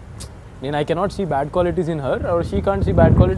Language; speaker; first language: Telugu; native; Telugu